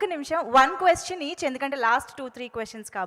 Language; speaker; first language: Telugu; native; Telugu